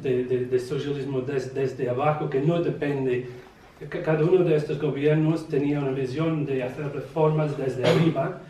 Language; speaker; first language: Spanish; non-native, learner; English